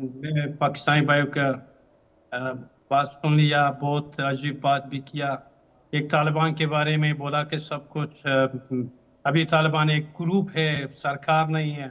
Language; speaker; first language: Hindi; non-native, fluent; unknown